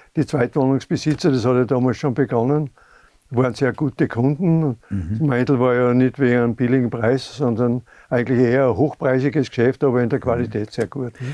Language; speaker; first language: German; native; German